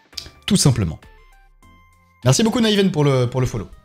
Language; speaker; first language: French; native; French